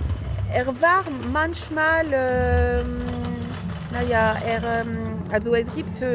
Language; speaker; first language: German; non-native, fluent; French